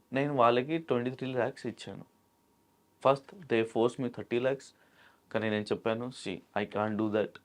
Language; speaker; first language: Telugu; non-native, local second language; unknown